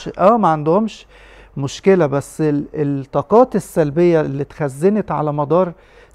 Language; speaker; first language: Arabic; native; Arabic